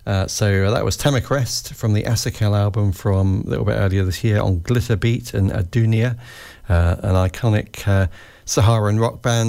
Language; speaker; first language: English; native; English